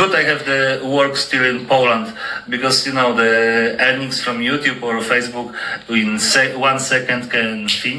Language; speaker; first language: English; non-native, learner; Polish